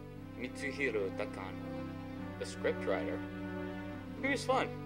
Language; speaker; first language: English; native; English